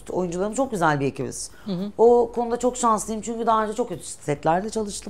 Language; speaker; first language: Turkish; native; Turkish